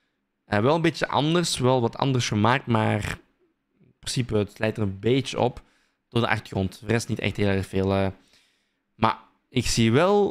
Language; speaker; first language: Dutch; native; Dutch